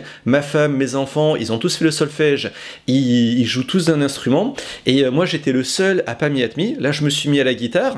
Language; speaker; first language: French; native; French